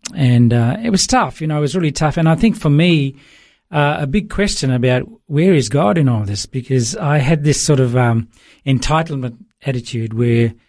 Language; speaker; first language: English; early bilingual, other home language; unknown